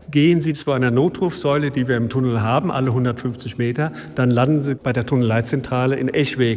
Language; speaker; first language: German; native; German